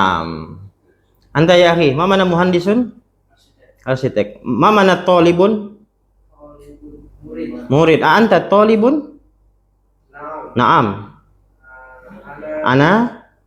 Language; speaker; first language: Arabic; non-native, fluent; Indonesian